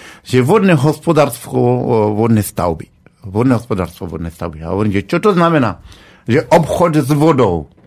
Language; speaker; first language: Slovak; non-native, fluent; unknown